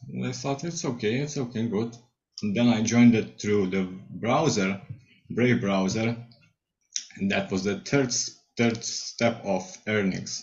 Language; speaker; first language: English; non-native, fluent; Lithuanian